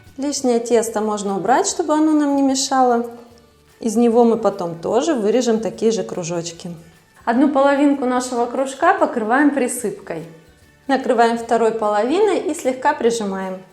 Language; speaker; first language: Russian; native; Russian